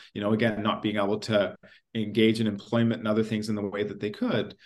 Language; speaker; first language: English; native; English